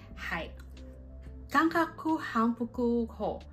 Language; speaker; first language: Japanese; non-native, learner; Filipino